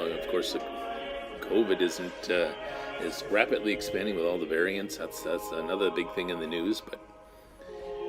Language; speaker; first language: English; native; English